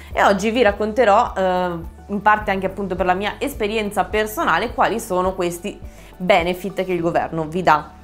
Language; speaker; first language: Italian; native; Italian